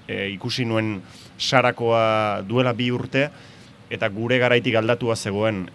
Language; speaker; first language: Basque; native; Basque